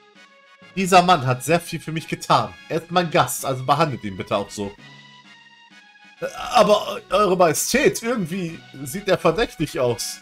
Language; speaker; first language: German; native; German